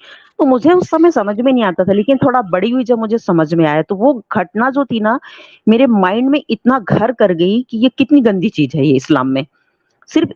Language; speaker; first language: Hindi; native; Hindi